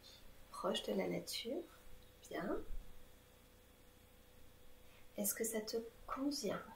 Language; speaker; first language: French; native; French